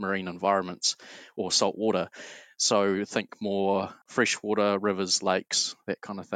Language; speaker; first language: English; native; English